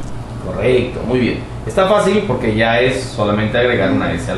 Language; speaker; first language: Spanish; native; Spanish